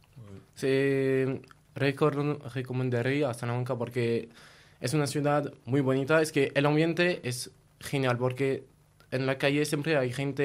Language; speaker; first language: Spanish; non-native, learner; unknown